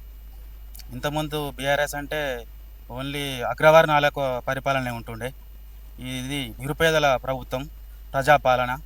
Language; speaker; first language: Telugu; native; Telugu